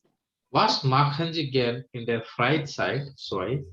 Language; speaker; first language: German; non-native, fluent; Hindi